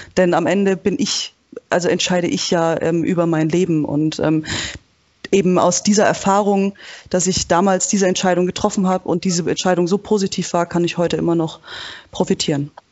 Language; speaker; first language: German; native; German